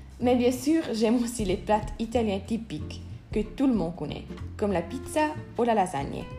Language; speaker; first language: French; non-native, learner; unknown